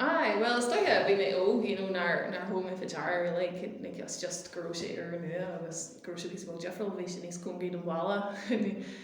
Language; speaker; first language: Irish; non-native, local second language; English